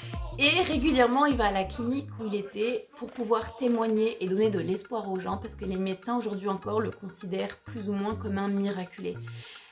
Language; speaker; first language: French; native; French